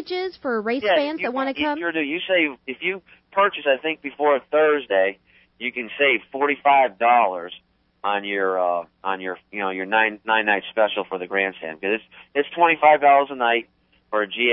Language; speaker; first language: English; native; English